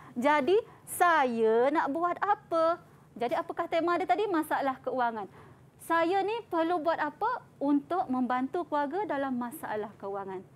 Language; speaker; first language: Malay; native; Malay